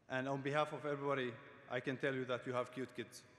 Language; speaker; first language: English; non-native, fluent; Arabic